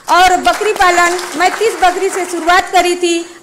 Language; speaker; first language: Hindi; native; Hindi